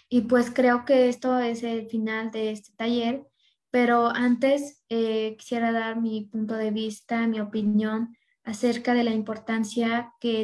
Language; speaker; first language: Spanish; non-native, local second language; Nahuatl languages